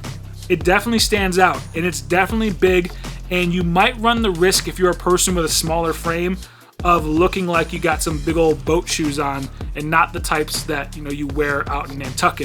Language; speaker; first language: English; native; English